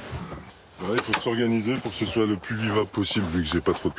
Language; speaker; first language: French; native; French